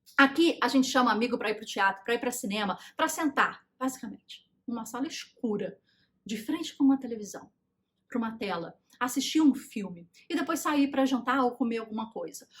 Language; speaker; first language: Portuguese; native; Portuguese